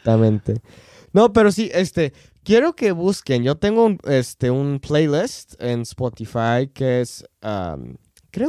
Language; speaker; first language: Spanish; non-native, fluent; English